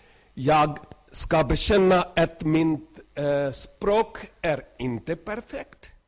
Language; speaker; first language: Swedish; non-native, learner; Urdu